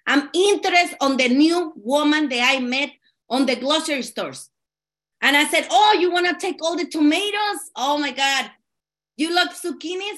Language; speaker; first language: English; non-native, learner; Spanish